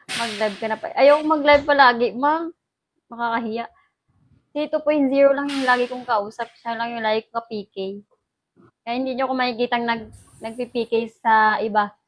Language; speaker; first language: Filipino; non-native, local second language; Hiligaynon